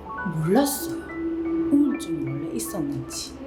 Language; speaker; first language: Korean; native; Korean